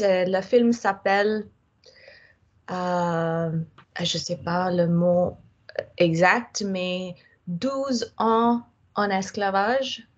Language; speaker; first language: French; non-native, fluent; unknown